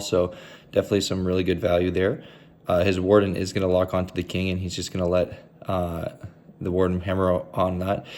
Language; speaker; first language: English; native; English